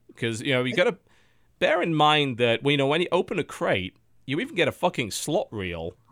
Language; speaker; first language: English; native; English